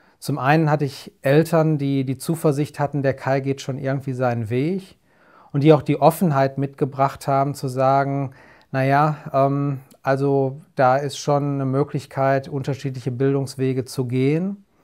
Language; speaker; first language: German; native; German